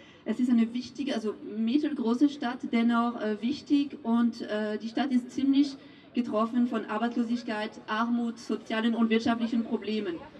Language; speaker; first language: German; non-native, fluent; French